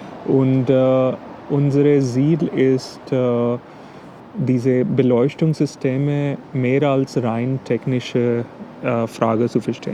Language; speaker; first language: German; non-native, fluent; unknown